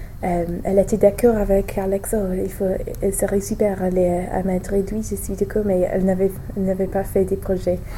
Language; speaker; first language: French; non-native, learner; English